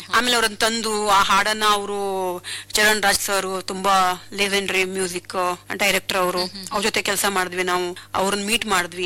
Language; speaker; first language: Kannada; non-native, local second language; Konkani